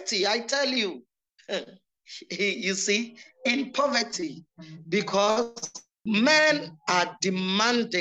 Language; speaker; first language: English; non-native, local second language; Akan